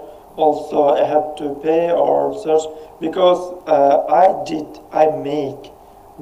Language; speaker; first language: English; non-native, learner; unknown